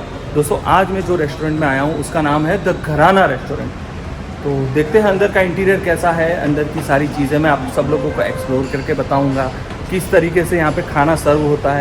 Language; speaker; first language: Hindi; native; Hindi